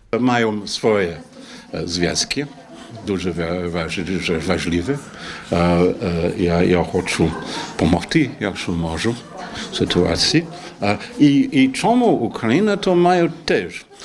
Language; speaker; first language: Ukrainian; non-native, learner; English